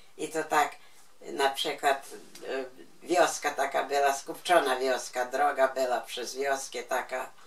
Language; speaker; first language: Polish; non-native, local second language; Ukrainian